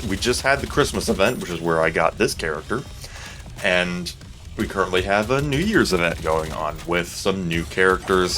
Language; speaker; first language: English; native; English